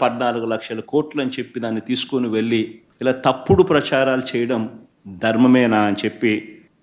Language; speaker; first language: Telugu; native; Telugu